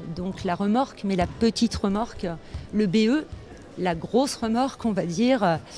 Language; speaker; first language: French; native; French